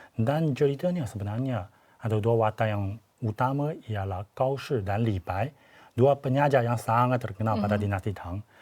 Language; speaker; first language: Malay; non-native, fluent; Chinese